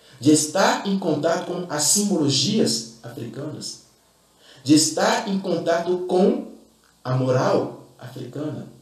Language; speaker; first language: Portuguese; non-native, fluent; Fon